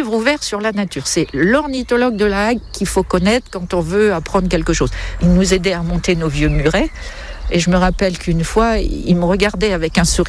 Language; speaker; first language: French; native; French